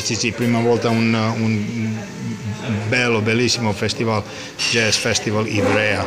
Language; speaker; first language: Italian; non-native, learner; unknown